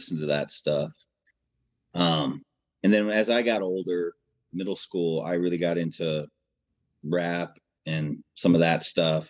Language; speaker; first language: English; native; English